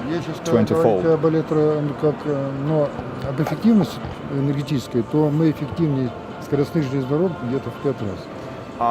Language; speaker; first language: Russian; native; Russian